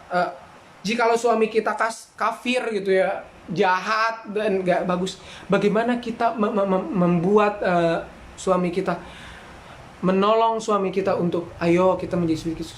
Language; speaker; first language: Indonesian; native; Indonesian